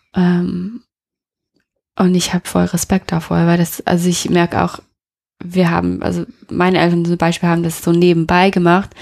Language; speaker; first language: German; non-native, fluent; English